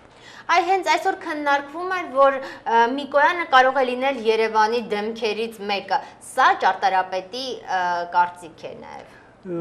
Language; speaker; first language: Armenian; native; Armenian